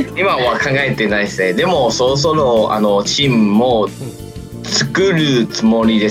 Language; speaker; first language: Japanese; non-native, fluent; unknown